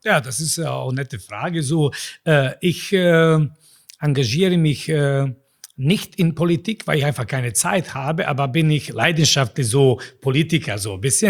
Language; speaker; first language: German; non-native, fluent; Bosnian